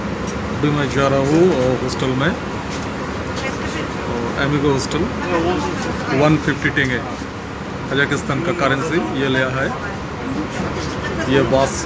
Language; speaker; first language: Hindi; non-native, local second language; Bangla